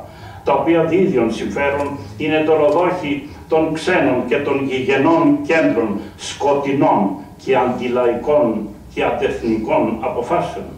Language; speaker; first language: Greek; native; Greek